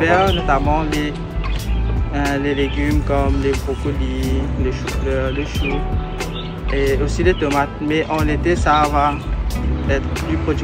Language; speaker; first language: French; non-native, local second language; Morisyen